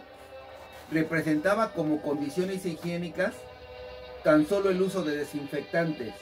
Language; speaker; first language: Spanish; native; Spanish